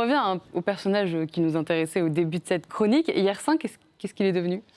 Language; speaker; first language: French; native; French